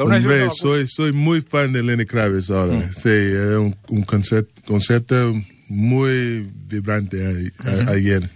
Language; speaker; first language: Spanish; non-native, learner; English